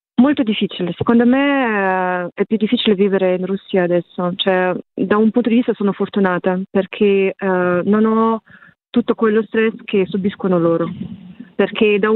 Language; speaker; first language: Italian; non-native, fluent; Russian